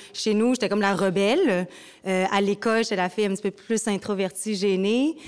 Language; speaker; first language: French; early bilingual, other home language; Vietnamese